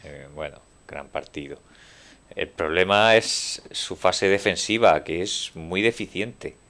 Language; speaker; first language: Spanish; native; Spanish